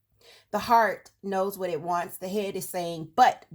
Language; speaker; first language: English; native; English